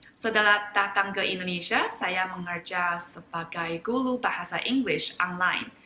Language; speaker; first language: Indonesian; non-native, fluent; Chinese